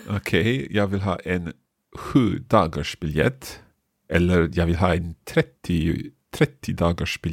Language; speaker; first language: Swedish; non-native, learner; English